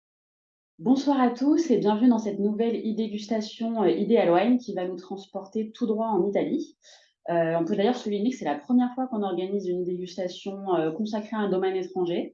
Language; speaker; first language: French; native; French